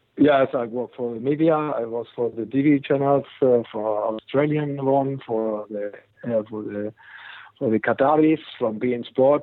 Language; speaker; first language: English; non-native, fluent; German